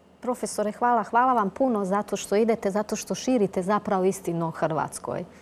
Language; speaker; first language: Croatian; native; Croatian